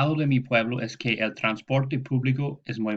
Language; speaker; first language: Spanish; non-native, fluent; English